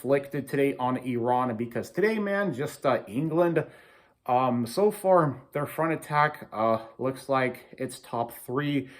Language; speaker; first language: English; native; English